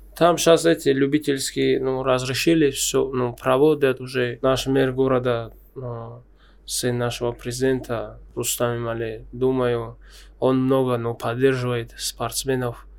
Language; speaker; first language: Russian; non-native, local second language; Tajik